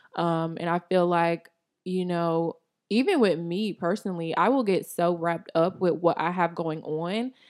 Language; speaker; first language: English; native; English